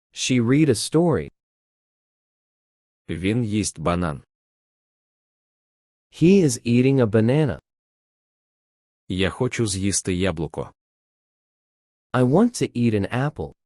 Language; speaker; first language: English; non-native, fluent; Ukrainian